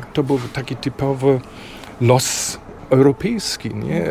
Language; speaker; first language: Polish; non-native, fluent; German